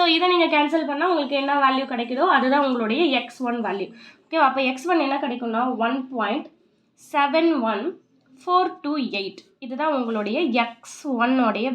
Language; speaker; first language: Tamil; native; Tamil